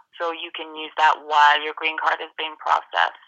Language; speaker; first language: English; native; English